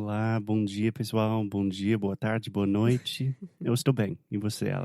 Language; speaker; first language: Portuguese; non-native, fluent; English